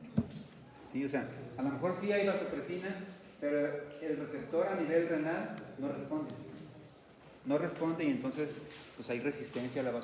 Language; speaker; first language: Spanish; native; Spanish